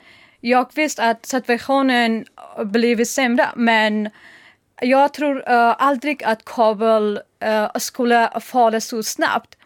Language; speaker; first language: Swedish; non-native, learner; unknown